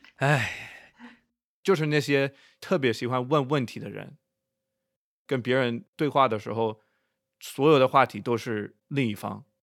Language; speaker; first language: Chinese; non-native, fluent; English